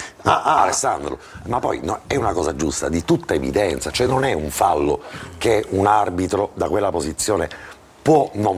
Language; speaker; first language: Italian; native; Italian